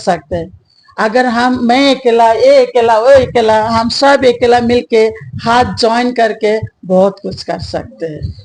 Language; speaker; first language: Hindi; non-native, local second language; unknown